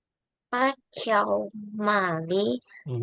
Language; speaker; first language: Chinese; non-native, learner; Indonesian